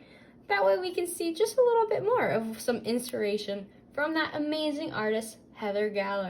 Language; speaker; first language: English; native; English